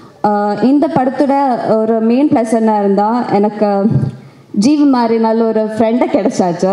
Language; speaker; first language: Tamil; non-native, learner; Malayalam